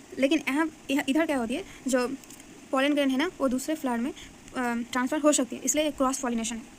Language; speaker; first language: Hindi; non-native, local second language; Bangla